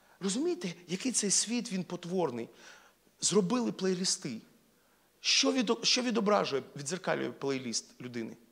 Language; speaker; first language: Ukrainian; non-native, local second language; Russian